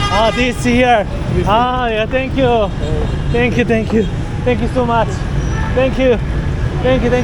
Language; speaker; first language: English; non-native, learner; Korean